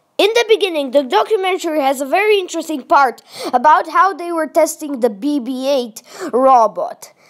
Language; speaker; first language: English; non-native, fluent; Russian